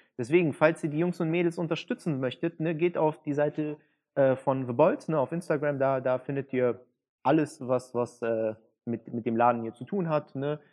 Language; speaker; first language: German; early bilingual, other home language; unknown